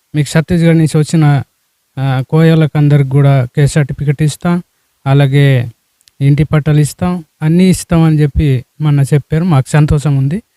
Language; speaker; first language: Telugu; non-native, local second language; Koya